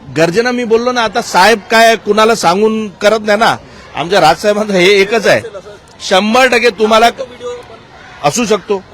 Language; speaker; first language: Marathi; non-native, local second language; Gujarati